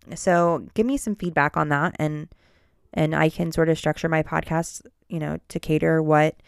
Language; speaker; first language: English; native; English